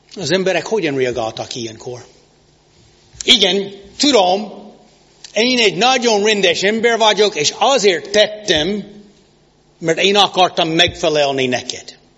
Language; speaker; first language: Hungarian; non-native, learner; English